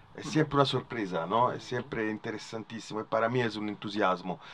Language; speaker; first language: Spanish; non-native, learner; Italian